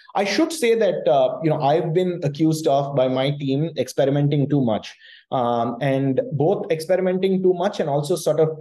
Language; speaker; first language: English; non-native, local second language; Tamil